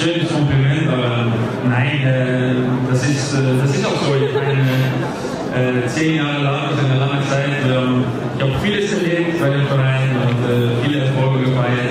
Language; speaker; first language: German; non-native, fluent; Dutch